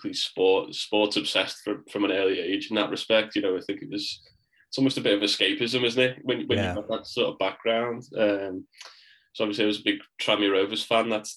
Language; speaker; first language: English; native; English